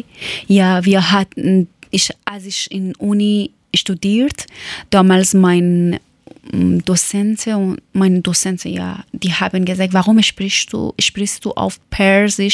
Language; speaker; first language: German; non-native, local second language; Persian